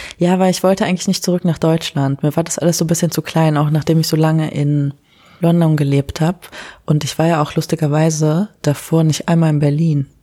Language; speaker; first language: German; early bilingual, other home language; Kurdish